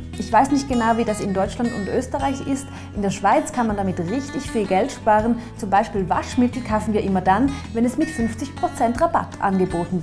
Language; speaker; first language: German; native; German